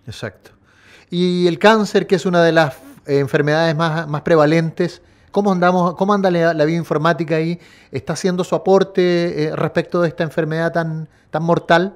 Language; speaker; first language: Spanish; native; Spanish